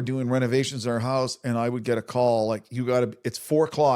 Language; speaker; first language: English; native; English